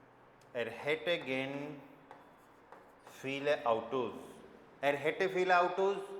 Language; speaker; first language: German; non-native, fluent; Hindi